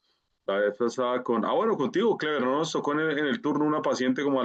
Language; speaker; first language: Spanish; native; Spanish